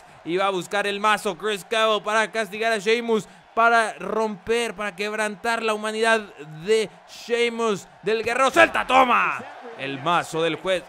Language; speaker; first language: Spanish; native; Spanish